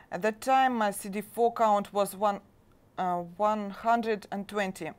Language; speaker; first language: English; non-native, learner; Russian